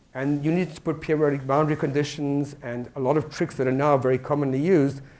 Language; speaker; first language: English; native; English